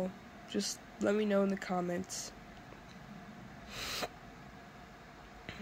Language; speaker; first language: English; native; English